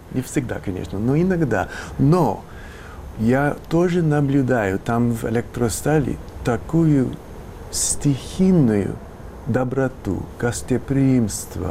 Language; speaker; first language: Russian; non-native, fluent; English